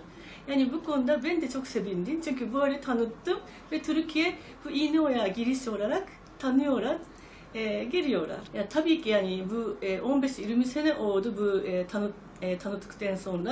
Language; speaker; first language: Turkish; non-native, fluent; Japanese